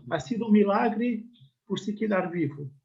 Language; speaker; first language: Spanish; non-native, learner; Portuguese